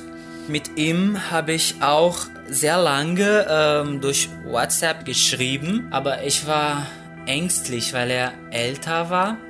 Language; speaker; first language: German; non-native, fluent; Portuguese